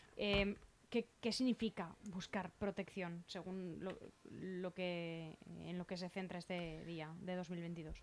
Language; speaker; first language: Spanish; native; Spanish